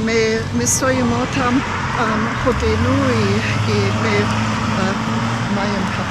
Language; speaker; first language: Ukrainian; early bilingual, heritage; Ukrainian